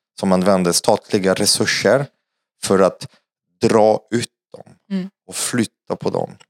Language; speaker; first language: Swedish; non-native, fluent; French